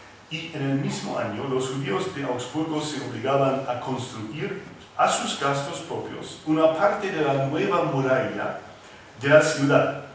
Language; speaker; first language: Spanish; non-native, fluent; English